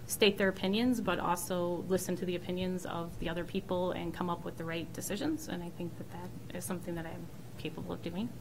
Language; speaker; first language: English; native; English